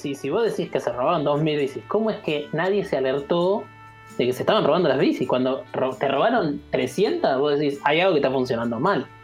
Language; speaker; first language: Spanish; native; Spanish